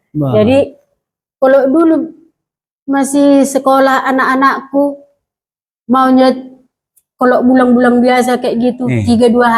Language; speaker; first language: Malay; non-native, local second language; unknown